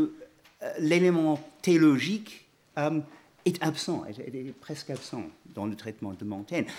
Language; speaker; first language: French; non-native, fluent; English